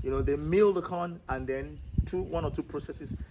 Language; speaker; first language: English; non-native, local second language; Yoruba